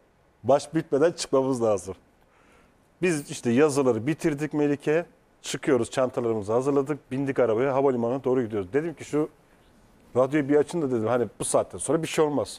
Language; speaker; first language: Turkish; native; Turkish